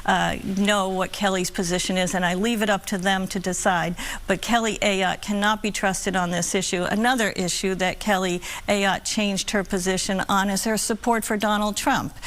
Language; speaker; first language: English; native; English